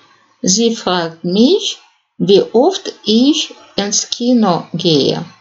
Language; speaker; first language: German; non-native, fluent; Russian